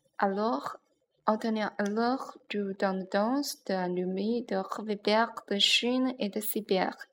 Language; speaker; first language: French; non-native, learner; Chinese